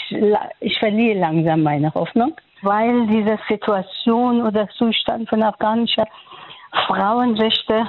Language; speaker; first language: German; non-native, fluent; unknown